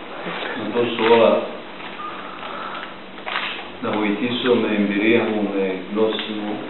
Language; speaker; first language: Greek; non-native, fluent; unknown